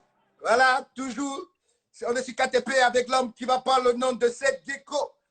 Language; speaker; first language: French; native; French